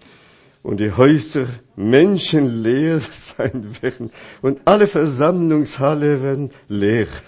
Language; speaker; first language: German; non-native, fluent; Chinese